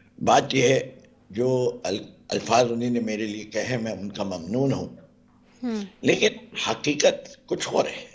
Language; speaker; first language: Urdu; native; Urdu